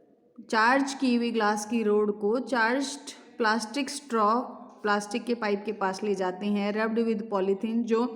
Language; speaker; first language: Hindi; native; Hindi